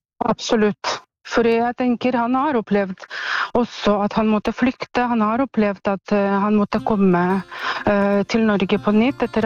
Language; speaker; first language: Norwegian; non-native, fluent; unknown